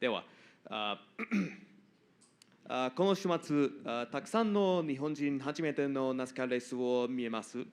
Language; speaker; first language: Japanese; non-native, learner; English